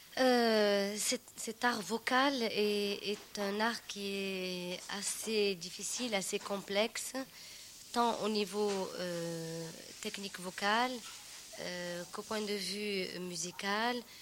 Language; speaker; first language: French; non-native, local second language; Central Atlas Tamazight